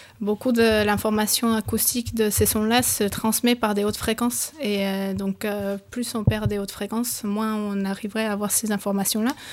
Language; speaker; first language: French; non-native, fluent; Spanish